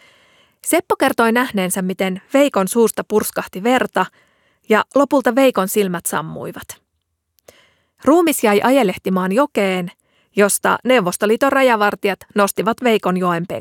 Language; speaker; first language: Finnish; native; Finnish